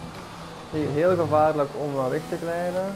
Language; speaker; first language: Dutch; native; Dutch